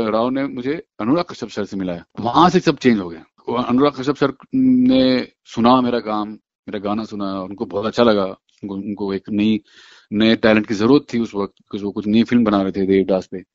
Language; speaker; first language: Hindi; non-native, local second language; Gujarati